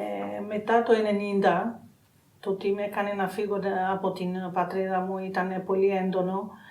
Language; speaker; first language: Greek; non-native, fluent; Albanian